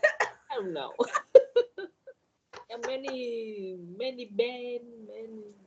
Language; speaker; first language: English; non-native, learner; Thai